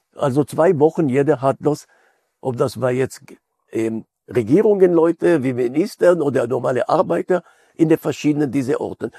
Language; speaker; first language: German; non-native, fluent; Hebrew